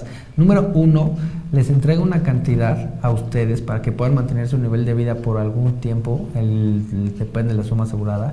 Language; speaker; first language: Spanish; native; Spanish